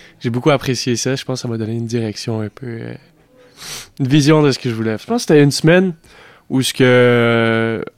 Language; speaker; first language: French; native; French